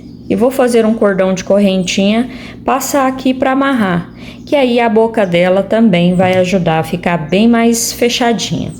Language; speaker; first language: Portuguese; native; Portuguese